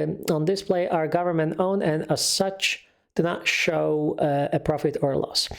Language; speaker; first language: English; non-native, fluent; Polish